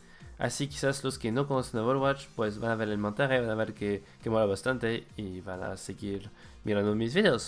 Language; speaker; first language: Spanish; non-native, fluent; French